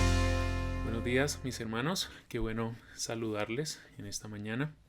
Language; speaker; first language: Spanish; native; Spanish